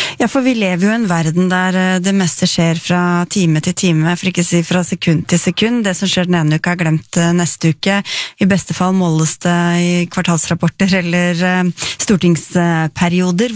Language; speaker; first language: Norwegian; native; Norwegian